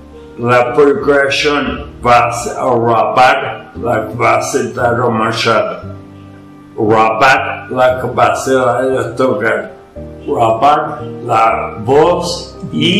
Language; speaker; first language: Spanish; non-native, fluent; English